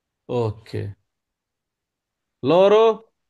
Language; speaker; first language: Italian; non-native, fluent; Bangla